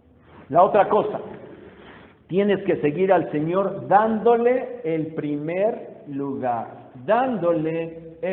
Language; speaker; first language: Spanish; native; Spanish